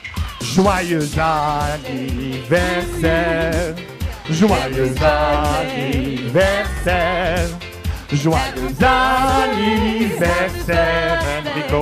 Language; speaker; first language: French; native; French